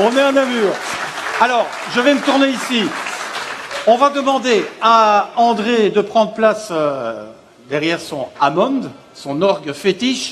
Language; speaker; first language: French; native; French